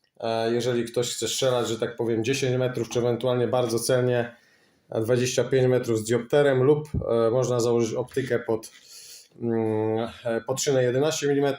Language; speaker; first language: Polish; native; Polish